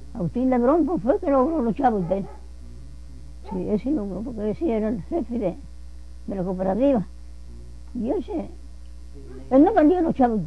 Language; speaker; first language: Spanish; native; Spanish